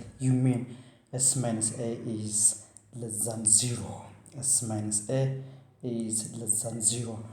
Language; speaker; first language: English; non-native, fluent; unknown